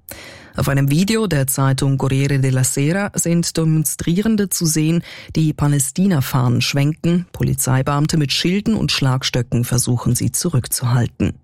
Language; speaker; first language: German; native; German